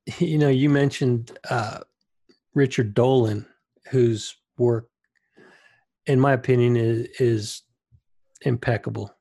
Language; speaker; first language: English; native; English